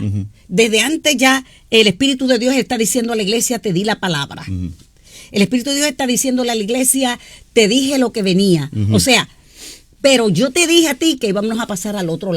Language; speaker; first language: Spanish; native; Spanish